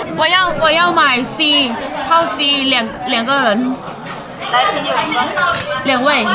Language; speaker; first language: Chinese; non-native, fluent; Thai